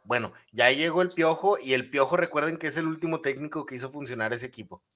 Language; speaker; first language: Spanish; native; Spanish